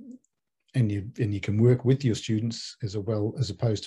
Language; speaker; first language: English; native; English